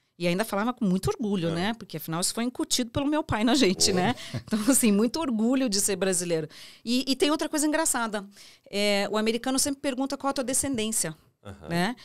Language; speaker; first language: Portuguese; early bilingual, heritage; Portuguese